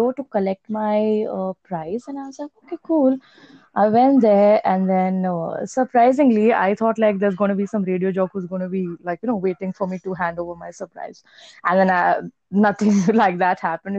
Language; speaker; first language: English; non-native, local second language; Hindi